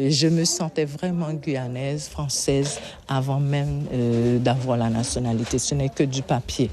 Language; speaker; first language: French; non-native, local second language; Haitian Creole